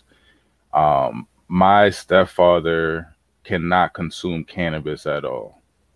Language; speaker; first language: English; native; English